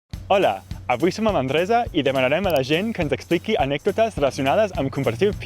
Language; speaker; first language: Catalan; native; Catalan